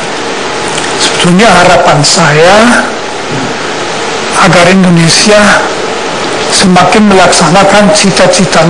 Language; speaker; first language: Indonesian; non-native, fluent; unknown